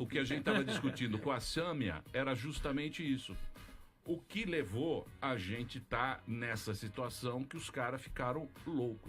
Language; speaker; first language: Portuguese; native; Portuguese